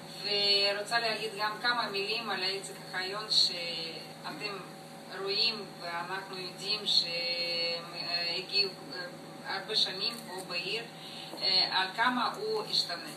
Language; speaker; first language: Hebrew; non-native, learner; Russian